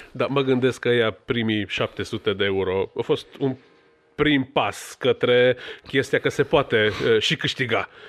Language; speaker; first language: Romanian; non-native, local second language; Hungarian